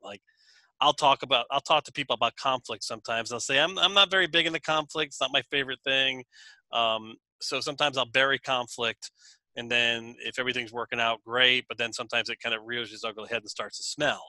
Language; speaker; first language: English; native; English